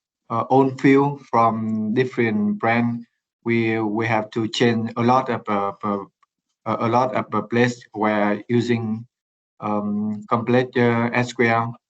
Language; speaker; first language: English; non-native, learner; Vietnamese